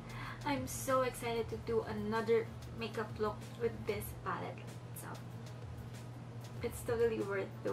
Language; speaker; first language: English; non-native, local second language; Filipino